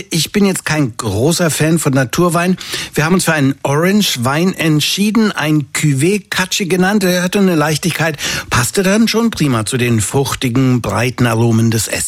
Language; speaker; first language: German; native; German